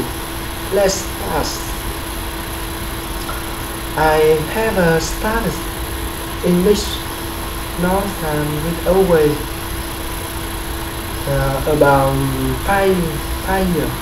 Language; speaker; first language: English; non-native, learner; Vietnamese